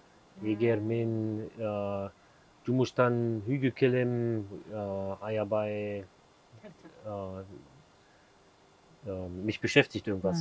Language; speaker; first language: Kyrgyz; non-native, learner; German